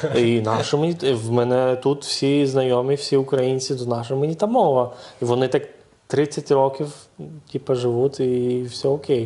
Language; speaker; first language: Ukrainian; non-native, local second language; Russian